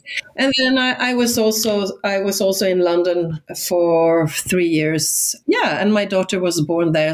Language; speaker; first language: English; non-native, fluent; Swedish